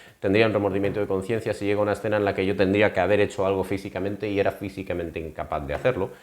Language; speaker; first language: Spanish; native; Spanish